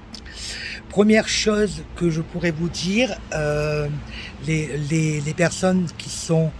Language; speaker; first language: French; native; French